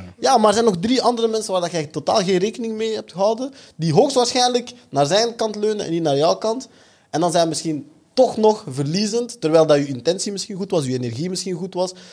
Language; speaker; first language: Dutch; early bilingual, other home language; French